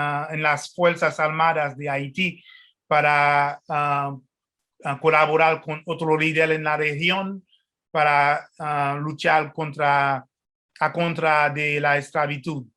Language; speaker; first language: Spanish; non-native, fluent; French